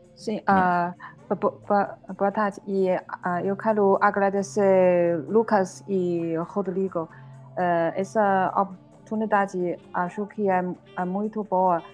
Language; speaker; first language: Portuguese; non-native, learner; Chinese